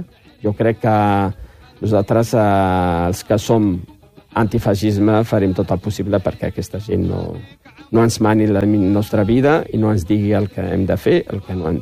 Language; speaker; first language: Catalan; non-native, fluent; Riffian